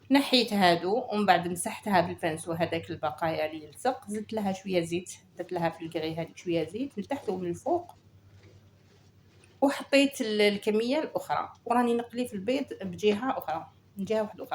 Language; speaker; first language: Arabic; native; Arabic